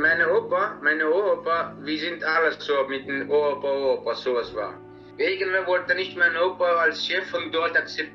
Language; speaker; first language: German; non-native, learner; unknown